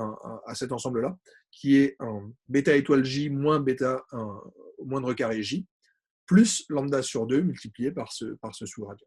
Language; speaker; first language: French; native; French